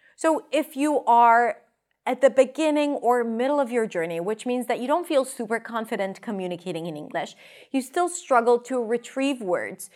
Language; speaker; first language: English; non-native, fluent; Hebrew